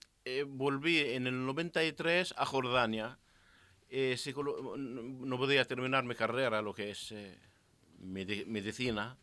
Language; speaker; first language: Spanish; non-native, learner; Arabic